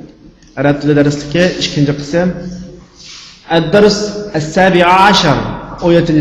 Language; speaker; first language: Arabic; non-native, fluent; Uyghur